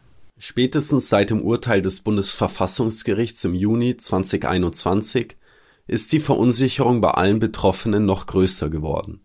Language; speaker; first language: German; native; German